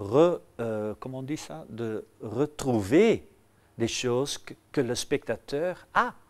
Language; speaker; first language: French; non-native, local second language; Dutch